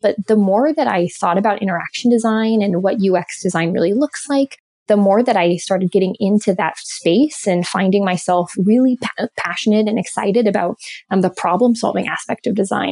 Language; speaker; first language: English; native; English